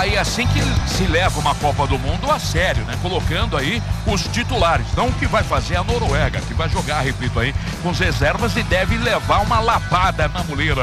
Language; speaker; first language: Portuguese; native; Portuguese